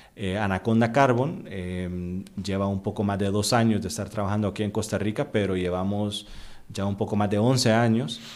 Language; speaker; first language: Spanish; native; Spanish